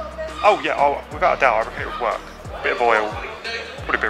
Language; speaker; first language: English; native; English